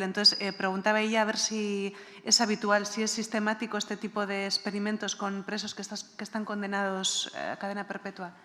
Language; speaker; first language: Spanish; non-native, local second language; Basque